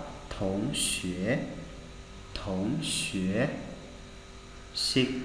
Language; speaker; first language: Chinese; non-native, fluent; Hmong